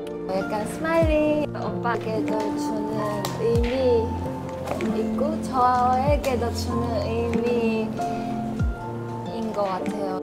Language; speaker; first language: Korean; non-native, fluent; Chinese